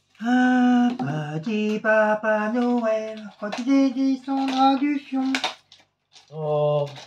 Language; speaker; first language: French; native; French